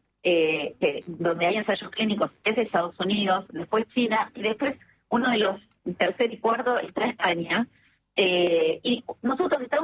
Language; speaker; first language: Spanish; native; Spanish